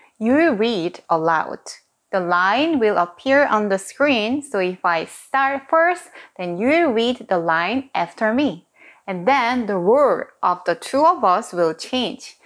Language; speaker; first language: English; non-native, fluent; Korean